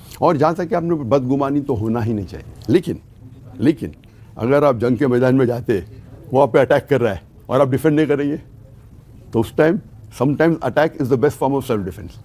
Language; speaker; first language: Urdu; non-native, local second language; Konkani